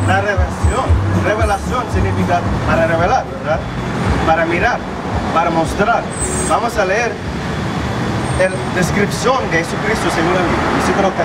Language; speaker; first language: Spanish; non-native, fluent; English